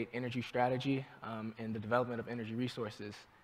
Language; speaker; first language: English; native; English